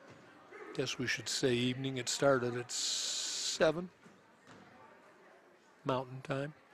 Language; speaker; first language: English; native; English